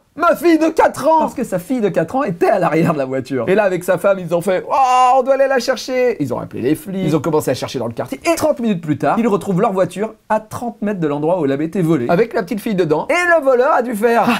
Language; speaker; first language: French; native; French